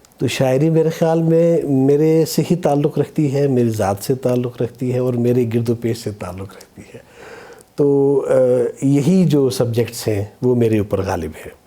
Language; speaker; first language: Urdu; non-native, local second language; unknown